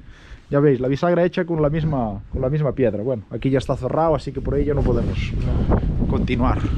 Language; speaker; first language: Spanish; native; Spanish